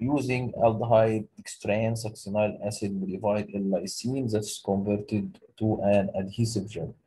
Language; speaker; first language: English; non-native, local second language; Arabic